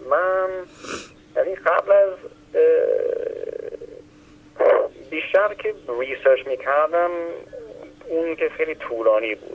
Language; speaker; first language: Persian; early bilingual, heritage; Persian